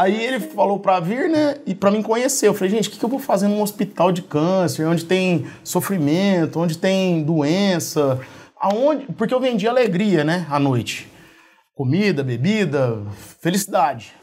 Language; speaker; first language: Portuguese; native; Portuguese